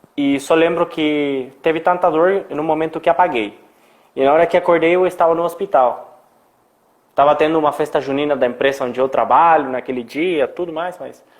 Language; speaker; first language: Portuguese; non-native, fluent; Spanish